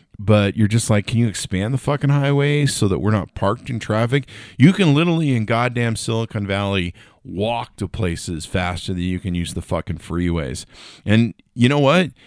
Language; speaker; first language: English; native; English